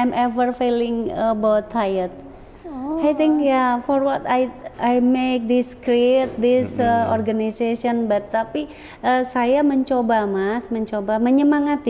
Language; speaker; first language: English; non-native, learner; Indonesian